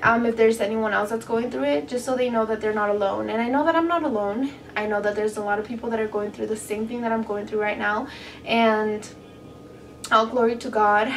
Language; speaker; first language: English; native; English